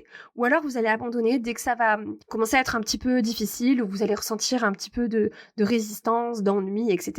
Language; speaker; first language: French; native; French